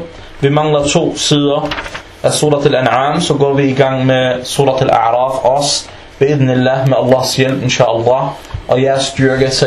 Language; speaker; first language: Danish; early bilingual, other home language; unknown